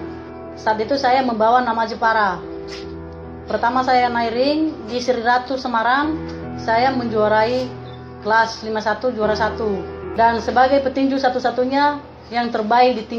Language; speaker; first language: Indonesian; non-native, local second language; Nias